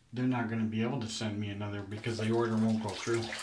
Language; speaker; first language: English; native; English